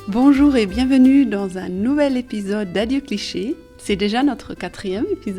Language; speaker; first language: French; early bilingual, heritage; French